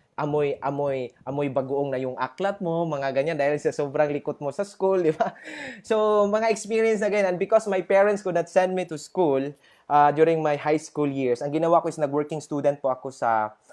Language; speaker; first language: Filipino; non-native, local second language; Cebuano